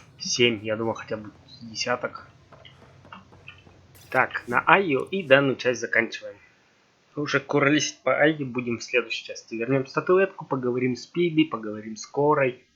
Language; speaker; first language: Russian; native; Russian